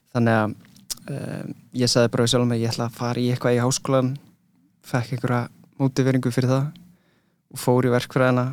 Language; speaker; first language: Icelandic; early bilingual, other home language; English